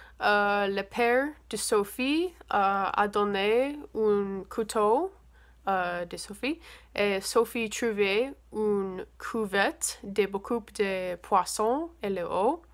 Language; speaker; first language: French; non-native, learner; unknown